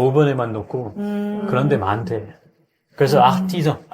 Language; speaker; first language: Korean; non-native, fluent; French